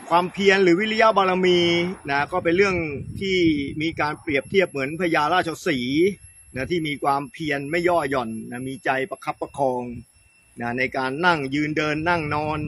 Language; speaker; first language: Thai; native; Thai